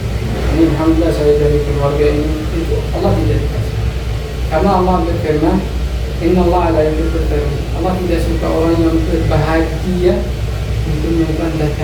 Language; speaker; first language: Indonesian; non-native, learner; Arabic